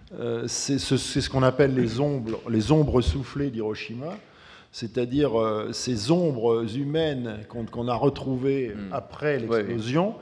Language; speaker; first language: French; native; French